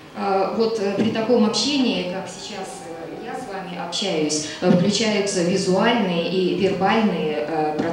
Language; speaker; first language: Russian; native; Russian